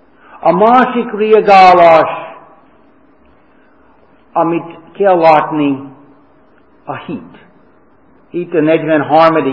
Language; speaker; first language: Hungarian; non-native, fluent; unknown